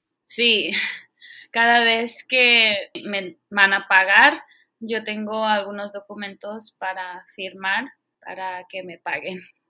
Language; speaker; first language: Spanish; early bilingual, heritage; Spanish